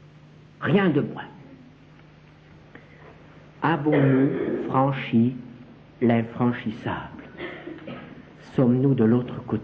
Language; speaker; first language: French; native; French